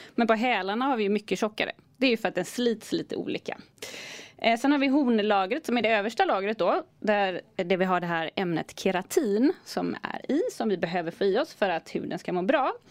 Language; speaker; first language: Swedish; native; Swedish